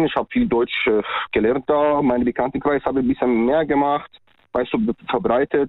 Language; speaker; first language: German; non-native, learner; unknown